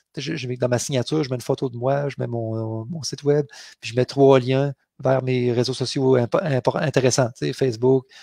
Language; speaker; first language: French; native; French